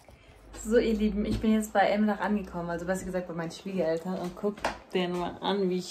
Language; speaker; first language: German; early bilingual, other home language; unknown